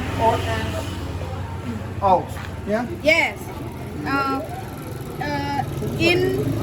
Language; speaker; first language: English; non-native, learner; Indonesian